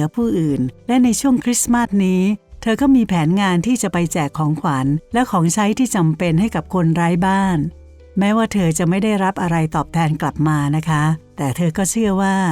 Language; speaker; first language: Thai; native; Thai